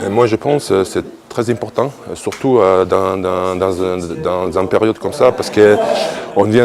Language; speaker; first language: French; non-native, fluent; Bosnian